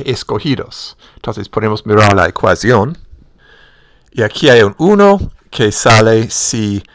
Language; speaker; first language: Spanish; non-native, fluent; English